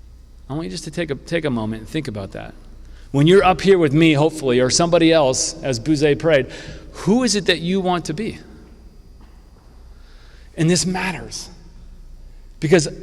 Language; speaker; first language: English; native; English